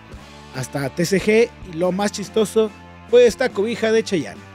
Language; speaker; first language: Spanish; native; Spanish